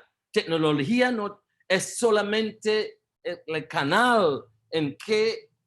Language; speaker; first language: Spanish; non-native, learner; Portuguese